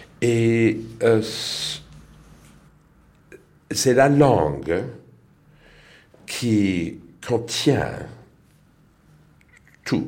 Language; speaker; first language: French; non-native, learner; English